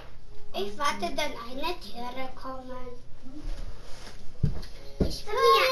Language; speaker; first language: German; non-native, learner; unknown